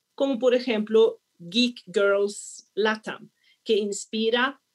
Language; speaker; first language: Spanish; non-native, fluent; Swedish